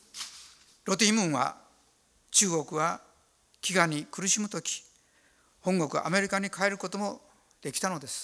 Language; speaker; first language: Japanese; native; Japanese